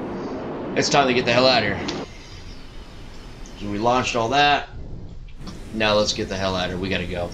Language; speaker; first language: English; native; English